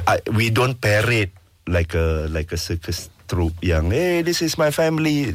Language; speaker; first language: English; non-native, local second language; Malay